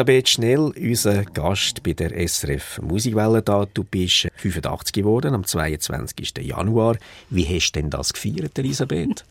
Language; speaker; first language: German; native; German